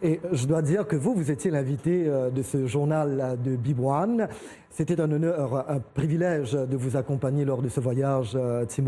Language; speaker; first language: French; native; French